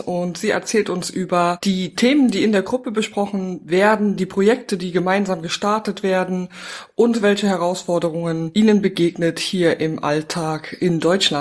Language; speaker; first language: German; native; German